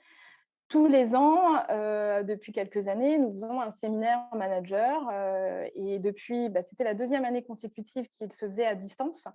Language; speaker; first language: French; native; French